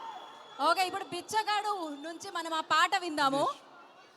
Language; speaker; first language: Telugu; native; Telugu